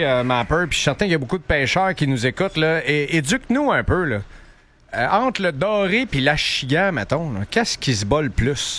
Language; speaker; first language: French; native; French